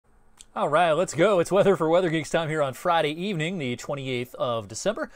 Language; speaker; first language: English; native; English